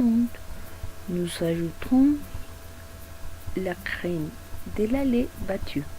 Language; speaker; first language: French; non-native, learner; Spanish